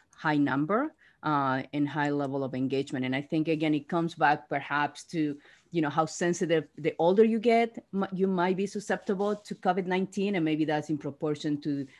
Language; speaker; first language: English; non-native, fluent; Spanish